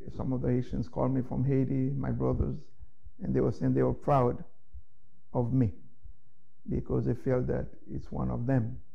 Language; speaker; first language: English; non-native, fluent; Haitian Creole